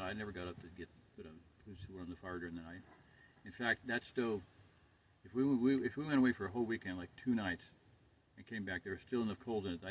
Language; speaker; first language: English; native; English